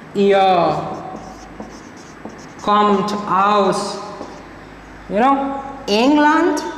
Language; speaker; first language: German; non-native, learner; Marathi